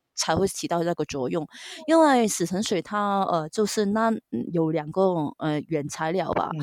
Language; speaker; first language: Chinese; non-native, local second language; Cantonese